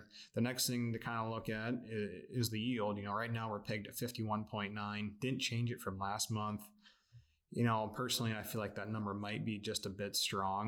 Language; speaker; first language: English; native; English